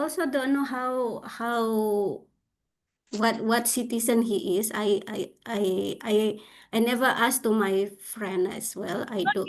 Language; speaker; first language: English; non-native, learner; Indonesian